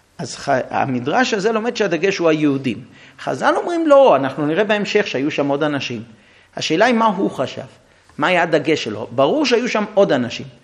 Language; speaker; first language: Hebrew; non-native, fluent; English